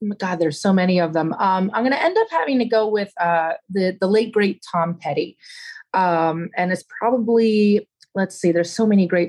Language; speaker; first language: English; native; English